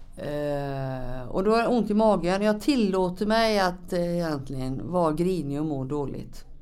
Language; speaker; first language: Swedish; native; Swedish